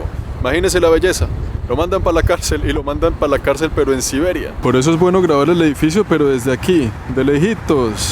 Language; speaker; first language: Spanish; native; Spanish